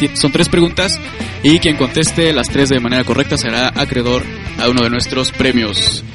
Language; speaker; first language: Spanish; native; Spanish